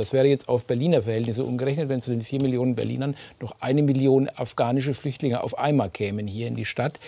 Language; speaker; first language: German; native; German